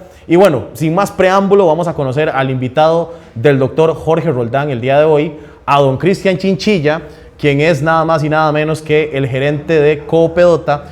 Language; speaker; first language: Spanish; native; Spanish